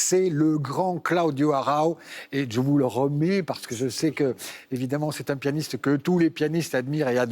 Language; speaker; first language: French; native; French